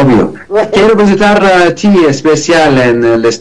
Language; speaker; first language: Spanish; non-native, learner; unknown